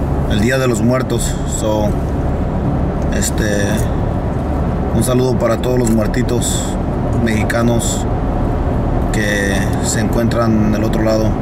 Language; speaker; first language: Spanish; early bilingual, other home language; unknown